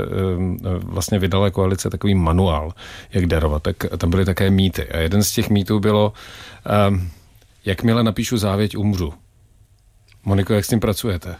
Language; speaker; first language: Czech; native; Czech